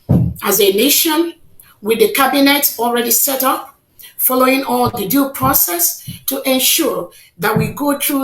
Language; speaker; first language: English; non-native, local second language; Igbo